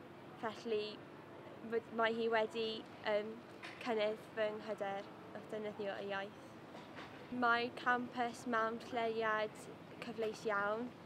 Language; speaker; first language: Welsh; non-native, local second language; English